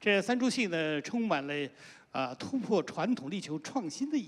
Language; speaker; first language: Chinese; native; Chinese